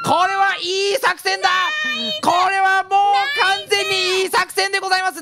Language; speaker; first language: Japanese; early bilingual, heritage; Japanese